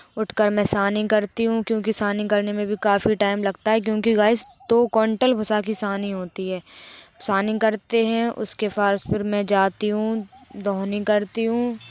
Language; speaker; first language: Hindi; native; Hindi